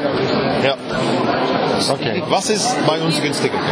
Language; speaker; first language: German; non-native, fluent; Czech